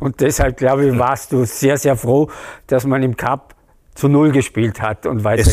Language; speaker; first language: German; native; German